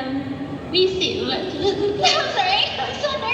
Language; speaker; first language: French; non-native, fluent; English